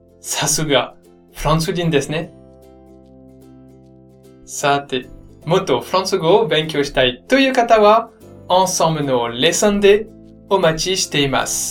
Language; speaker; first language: Japanese; non-native, fluent; French